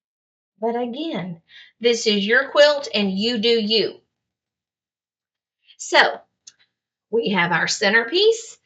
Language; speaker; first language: English; native; English